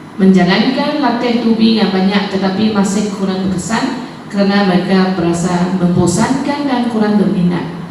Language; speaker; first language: Malay; non-native, local second language; Chinese